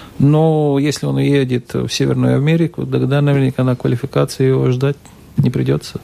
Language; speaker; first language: Russian; non-native, local second language; Latvian